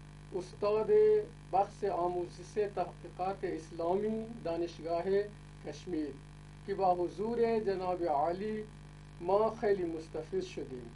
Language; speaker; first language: Persian; non-native, fluent; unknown